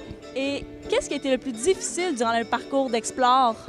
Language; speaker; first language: French; native; French